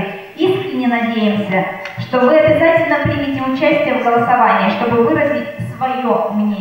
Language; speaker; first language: Russian; native; Russian